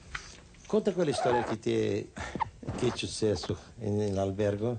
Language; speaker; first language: Italian; non-native, fluent; Portuguese